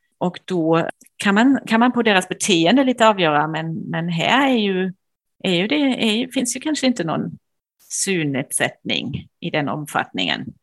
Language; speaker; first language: Swedish; non-native, fluent; German